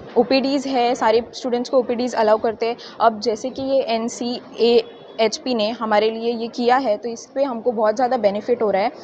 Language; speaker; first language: Hindi; non-native, local second language; Gujarati